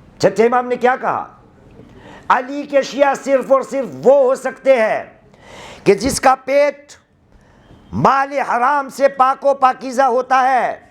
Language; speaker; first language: Urdu; non-native, local second language; Gujarati